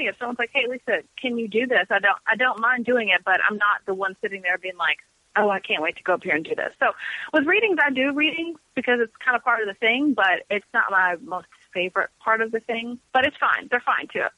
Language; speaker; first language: English; native; English